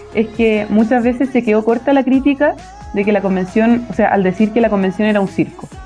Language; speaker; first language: Spanish; native; Spanish